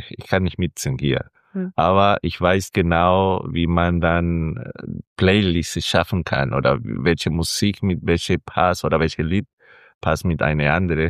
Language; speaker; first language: German; non-native, fluent; Spanish